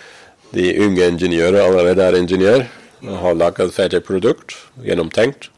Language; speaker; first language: Norwegian; non-native, fluent; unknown